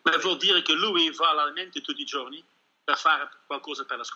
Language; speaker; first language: Italian; non-native, learner; Dutch